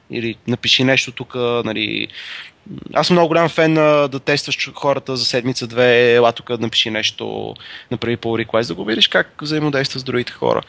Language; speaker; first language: Bulgarian; native; Bulgarian